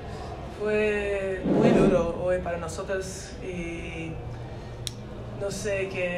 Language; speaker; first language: Spanish; non-native, learner; English